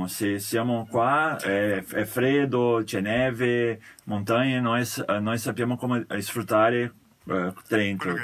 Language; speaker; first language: Italian; non-native, fluent; Portuguese